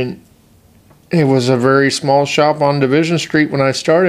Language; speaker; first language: English; native; English